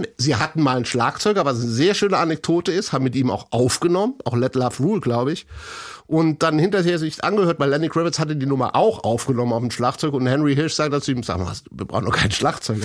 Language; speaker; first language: German; native; German